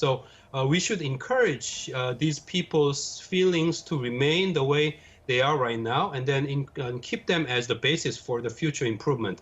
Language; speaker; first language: English; non-native, fluent; Korean